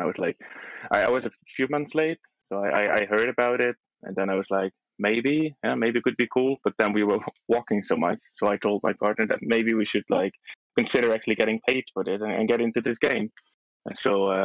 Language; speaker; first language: English; non-native, fluent; Dutch